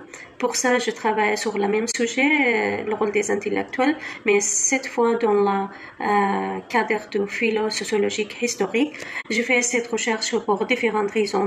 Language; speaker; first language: French; non-native, learner; Kurdish